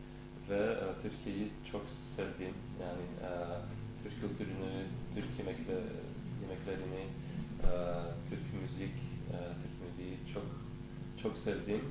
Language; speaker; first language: Turkish; non-native, learner; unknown